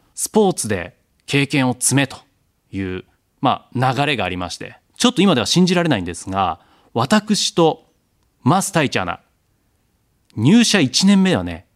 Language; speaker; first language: Japanese; native; Japanese